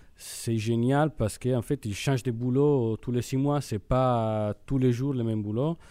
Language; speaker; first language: French; non-native, fluent; Italian